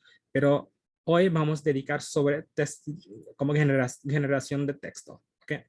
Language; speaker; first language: Spanish; non-native, fluent; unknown